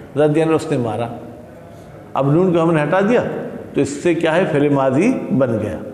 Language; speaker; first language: Urdu; non-native, local second language; Sindhi